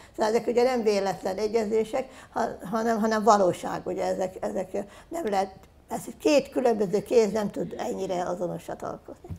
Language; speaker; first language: Hungarian; native; Hungarian